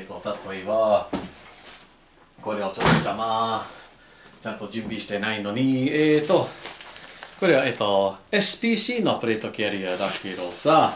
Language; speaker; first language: Japanese; non-native, learner; English